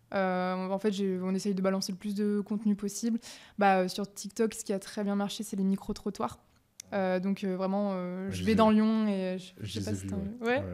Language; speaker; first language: French; native; French